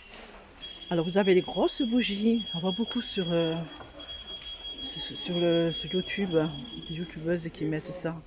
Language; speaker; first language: French; native; French